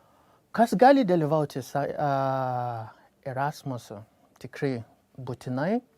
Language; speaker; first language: Lithuanian; non-native, learner; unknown